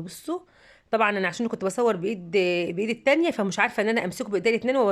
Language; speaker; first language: Arabic; native; Arabic